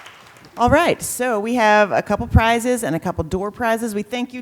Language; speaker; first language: English; native; English